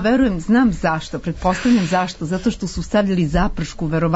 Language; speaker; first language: Serbian; native; Serbian